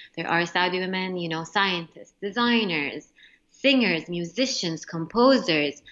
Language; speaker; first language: English; non-native, fluent; Arabic